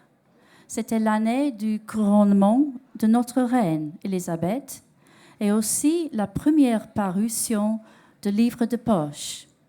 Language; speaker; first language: French; non-native, learner; English